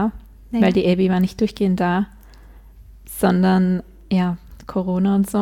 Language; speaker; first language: German; native; German